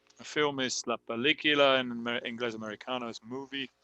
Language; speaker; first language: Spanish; non-native, fluent; English